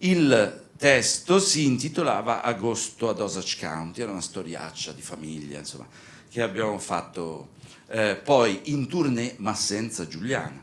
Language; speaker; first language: Italian; native; Italian